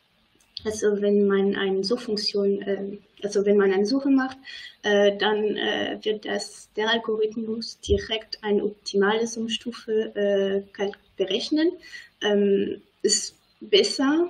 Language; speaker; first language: German; non-native, fluent; French